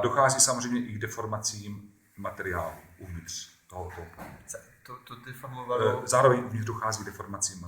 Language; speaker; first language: Czech; native; Czech